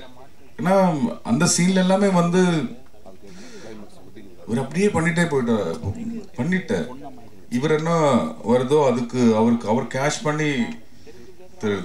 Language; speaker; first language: Tamil; non-native, learner; Malayalam